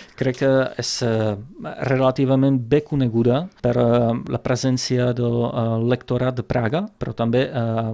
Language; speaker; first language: Catalan; non-native, fluent; Czech